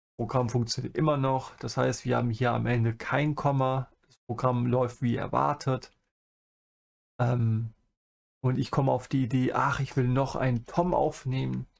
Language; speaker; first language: German; native; German